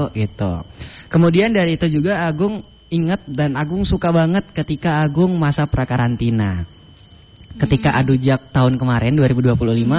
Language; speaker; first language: Indonesian; non-native, local second language; Javanese